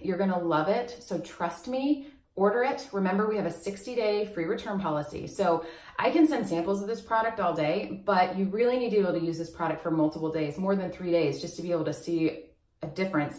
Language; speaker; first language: English; native; English